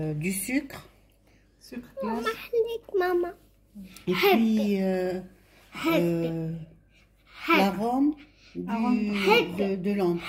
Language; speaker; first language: French; non-native, local second language; Arabic